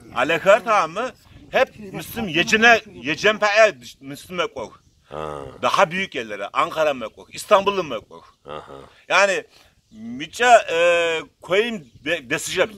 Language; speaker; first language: Turkish; non-native, local second language; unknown